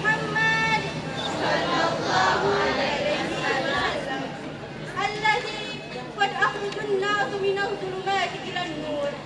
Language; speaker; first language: Arabic; non-native, learner; Indonesian